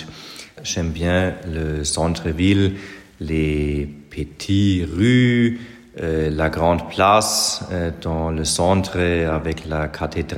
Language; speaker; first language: French; non-native, learner; German